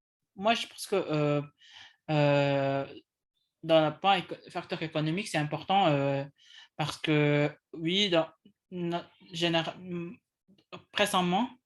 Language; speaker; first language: French; non-native, learner; English